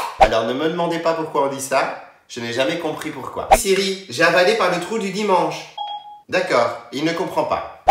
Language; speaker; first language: French; native; French